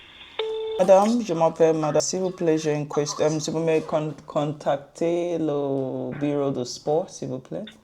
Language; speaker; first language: French; non-native, learner; Igbo